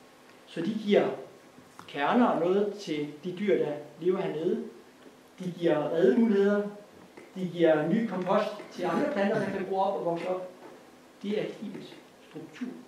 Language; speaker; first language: Danish; native; Danish